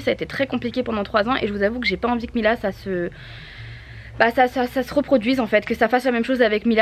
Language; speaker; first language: French; native; French